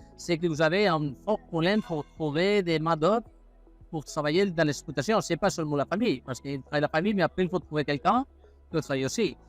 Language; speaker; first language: French; non-native, fluent; Spanish